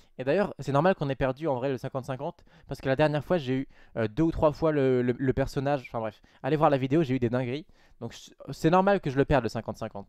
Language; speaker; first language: French; native; French